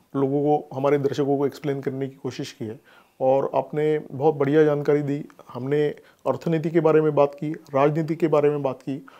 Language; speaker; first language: Hindi; non-native, local second language; Marathi